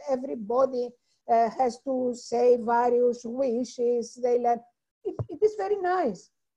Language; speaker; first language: English; non-native, fluent; Greek